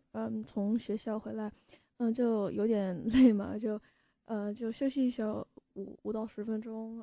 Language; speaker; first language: Chinese; early bilingual, heritage; Chinese